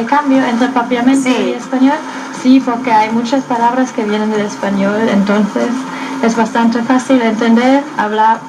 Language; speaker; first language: Spanish; non-native, fluent; German